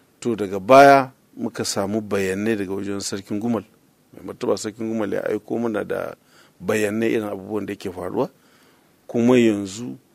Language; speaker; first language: Hausa; native; Hausa